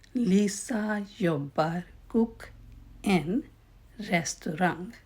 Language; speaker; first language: Swedish; non-native, fluent; Urdu